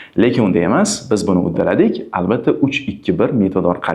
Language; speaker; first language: Uzbek; native; Uzbek